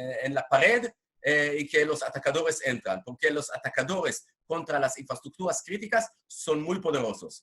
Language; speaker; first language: Spanish; non-native, fluent; Hebrew